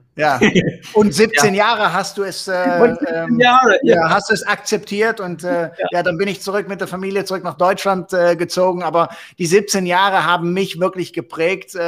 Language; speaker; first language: German; native; German